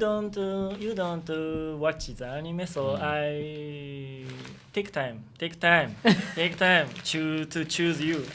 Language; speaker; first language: English; non-native, learner; Japanese